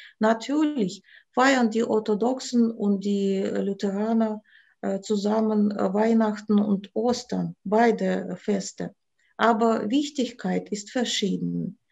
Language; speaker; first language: German; non-native, fluent; Russian